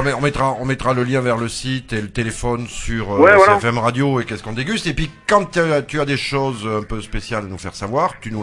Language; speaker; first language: French; native; French